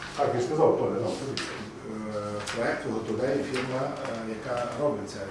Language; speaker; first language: Ukrainian; native; Ukrainian